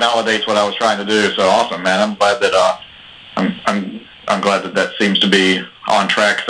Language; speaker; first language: English; native; English